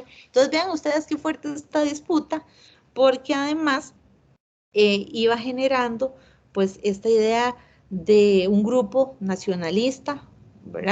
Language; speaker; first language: Spanish; native; Spanish